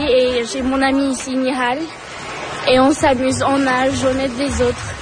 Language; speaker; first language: French; early bilingual, other home language; Turkish